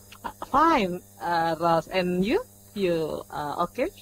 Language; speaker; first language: English; non-native, learner; Indonesian